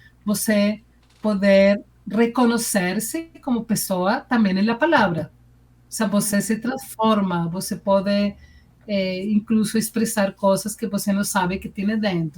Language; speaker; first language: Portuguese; non-native, fluent; Spanish